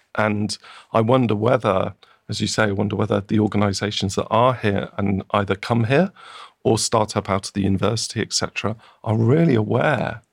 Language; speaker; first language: English; native; English